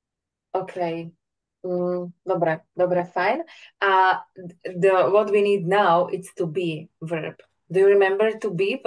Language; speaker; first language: English; non-native, fluent; Slovak